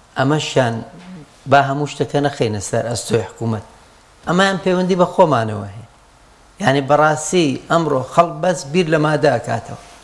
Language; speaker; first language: Central Kurdish; non-native, local second language; Gurani